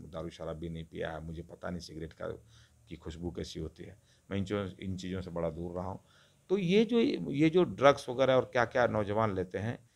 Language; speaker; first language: Hindi; non-native, local second language; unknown